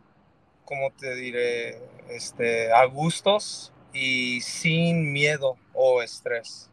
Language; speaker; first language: Spanish; early bilingual, heritage; Spanish